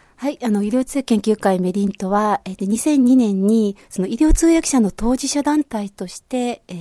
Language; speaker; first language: Japanese; native; Japanese